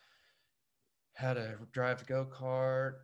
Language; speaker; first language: English; native; English